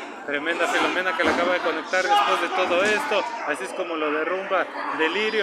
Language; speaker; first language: Spanish; native; Spanish